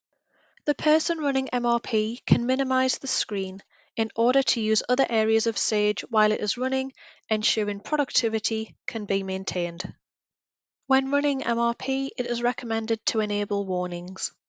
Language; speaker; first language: English; native; English